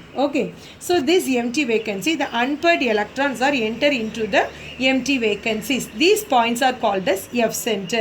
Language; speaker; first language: English; non-native, local second language; Tamil